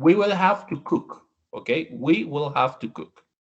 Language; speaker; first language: English; non-native, fluent; Spanish